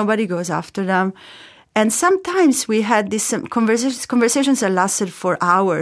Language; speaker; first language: English; non-native, fluent; Italian